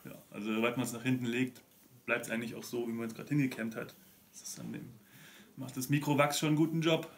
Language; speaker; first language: German; native; German